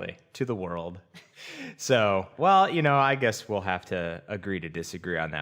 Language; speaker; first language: English; native; English